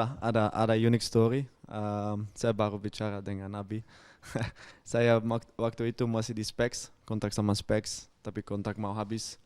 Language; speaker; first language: Indonesian; non-native, fluent; Dutch